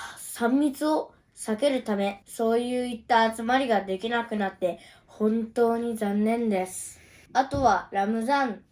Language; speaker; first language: Japanese; early bilingual, other home language; Uyghur